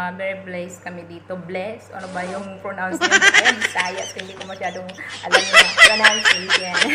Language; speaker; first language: Filipino; non-native, local second language; Cebuano